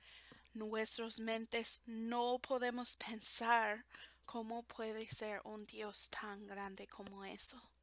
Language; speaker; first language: Spanish; non-native, fluent; English